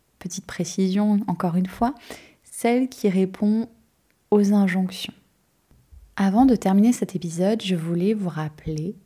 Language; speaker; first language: French; native; French